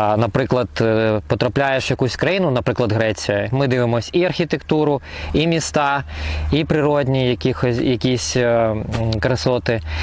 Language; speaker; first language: Ukrainian; non-native, local second language; Russian